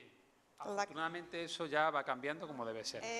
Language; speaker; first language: Spanish; native; Spanish